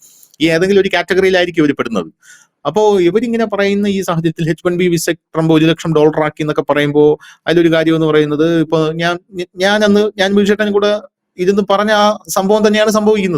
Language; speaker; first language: Malayalam; native; Malayalam